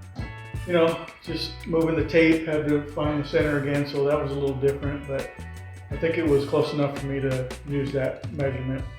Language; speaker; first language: English; native; English